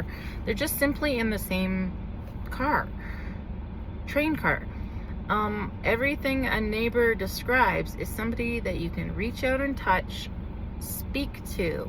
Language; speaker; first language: English; native; English